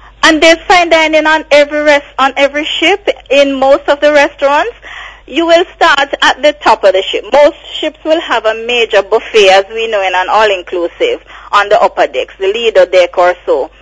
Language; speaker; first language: English; native; English